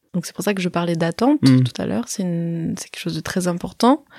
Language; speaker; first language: French; early bilingual, other home language; Arabic